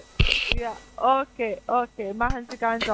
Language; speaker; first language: German; non-native, learner; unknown